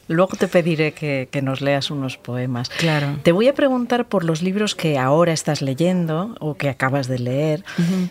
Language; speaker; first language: Spanish; native; Spanish